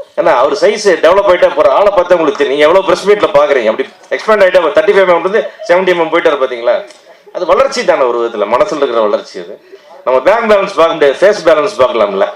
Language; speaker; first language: Tamil; native; Tamil